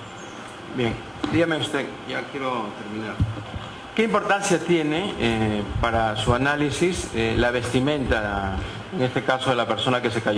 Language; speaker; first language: Spanish; native; Spanish